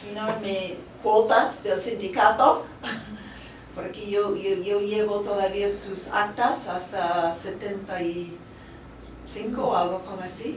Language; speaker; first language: Spanish; non-native, fluent; English